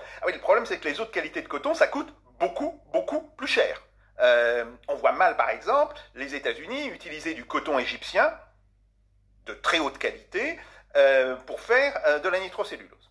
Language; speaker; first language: French; native; French